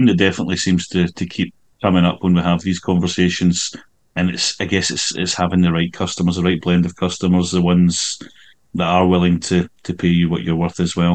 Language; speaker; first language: English; native; English